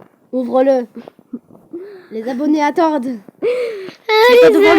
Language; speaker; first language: French; native; French